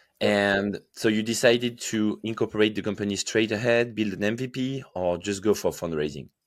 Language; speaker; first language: English; non-native, fluent; French